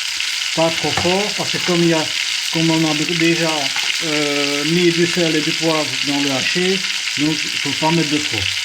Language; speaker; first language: French; native; French